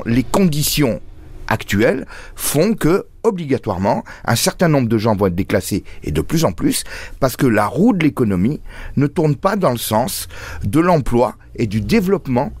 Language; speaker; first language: French; native; French